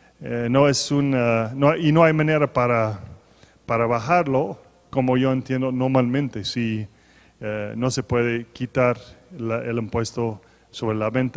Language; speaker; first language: Spanish; non-native, fluent; English